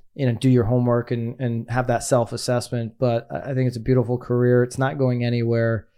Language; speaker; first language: English; native; English